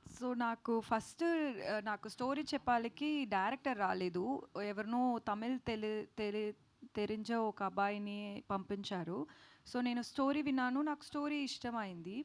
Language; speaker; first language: Telugu; non-native, learner; Tamil